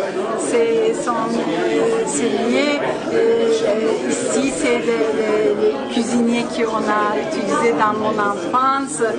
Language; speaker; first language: French; non-native, fluent; Turkish